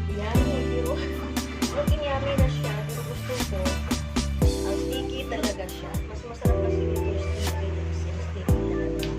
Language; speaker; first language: Filipino; non-native, local second language; Kinaray-a